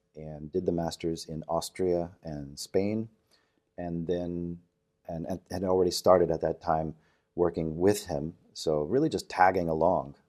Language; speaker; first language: English; native; English